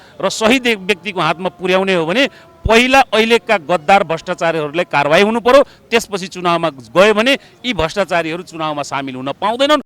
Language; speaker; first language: Nepali; native; Nepali